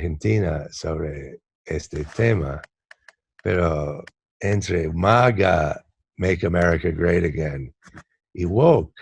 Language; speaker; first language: Spanish; non-native, fluent; English